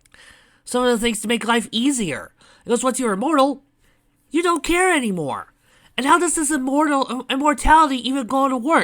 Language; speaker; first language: English; native; English